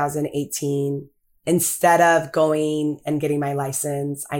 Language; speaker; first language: English; early bilingual, other home language; Akan